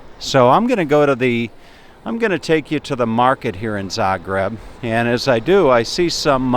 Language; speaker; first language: English; native; English